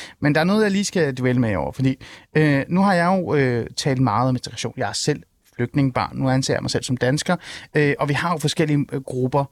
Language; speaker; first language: Danish; early bilingual, other home language; Persian